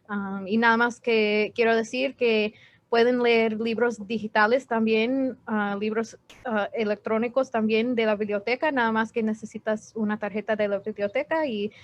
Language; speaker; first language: Spanish; non-native, learner; English